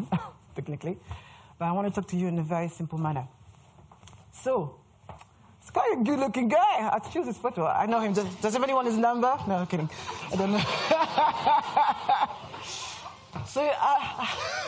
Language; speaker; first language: English; non-native, fluent; French